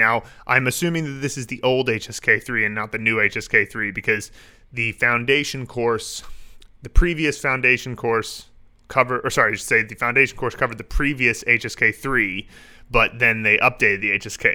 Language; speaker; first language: English; native; English